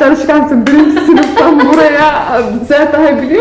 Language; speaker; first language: Turkish; non-native, fluent; Somali